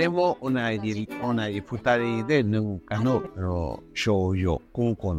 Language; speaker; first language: Japanese; non-native, learner; Spanish